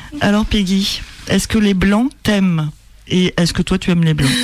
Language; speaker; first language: French; native; French